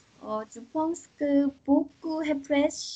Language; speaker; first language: French; non-native, learner; Korean